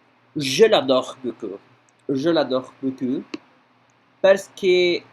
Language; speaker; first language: French; non-native, learner; Spanish